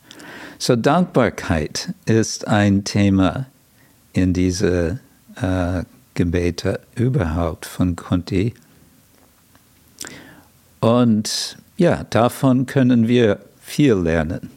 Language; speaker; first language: German; non-native, fluent; English